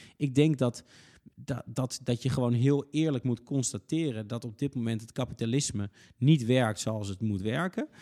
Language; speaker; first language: Dutch; native; Dutch